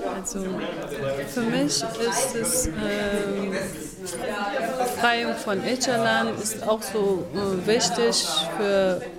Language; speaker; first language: German; non-native, fluent; Kurdish